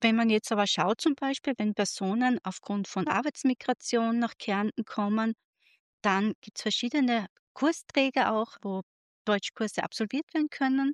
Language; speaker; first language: German; native; German